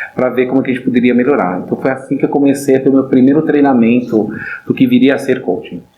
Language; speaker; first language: Portuguese; non-native, fluent; German